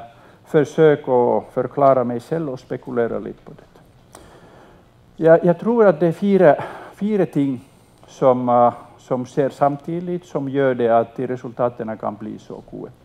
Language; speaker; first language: Swedish; non-native, local second language; Finnish